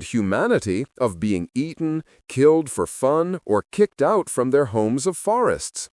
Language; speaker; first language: English; non-native, fluent; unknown